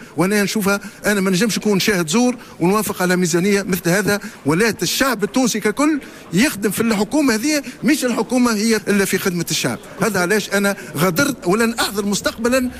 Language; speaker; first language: Arabic; native; Arabic